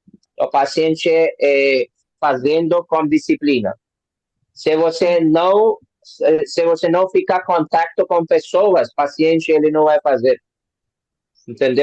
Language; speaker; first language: Portuguese; non-native, learner; Hindi